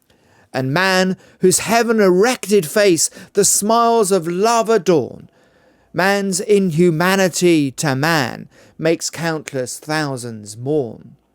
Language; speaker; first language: English; native; English